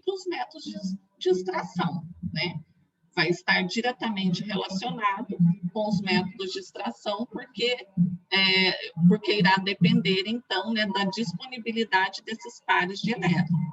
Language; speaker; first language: Portuguese; native; Portuguese